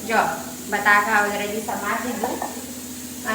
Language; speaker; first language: Gujarati; non-native, learner; Filipino